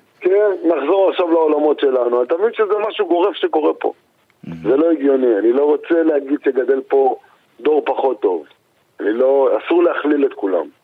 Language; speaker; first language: Hebrew; native; Hebrew